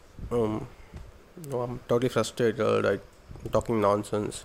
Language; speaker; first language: English; non-native, local second language; Tamil